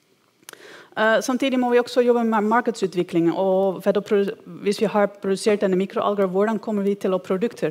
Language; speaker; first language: Norwegian; non-native, fluent; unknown